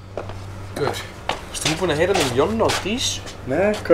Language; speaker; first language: Icelandic; native; Icelandic